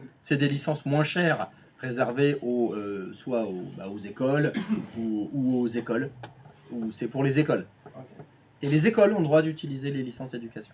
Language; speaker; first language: French; native; French